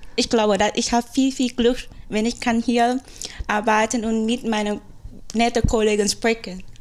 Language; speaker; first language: German; non-native, fluent; Vietnamese